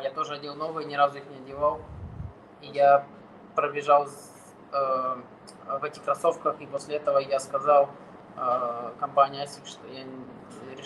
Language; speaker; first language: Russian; non-native, fluent; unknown